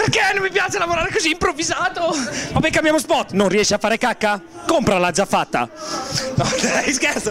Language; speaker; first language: Italian; native; Italian